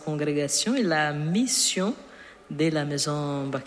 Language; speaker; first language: French; non-native, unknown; Portuguese